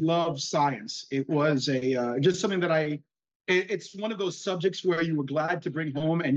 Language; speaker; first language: English; native; English